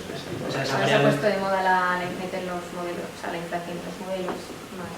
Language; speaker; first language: Spanish; native; Spanish